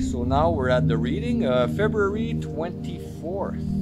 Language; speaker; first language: English; non-native, fluent; French